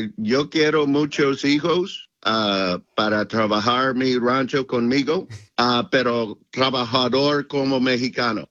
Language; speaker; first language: Spanish; non-native, learner; English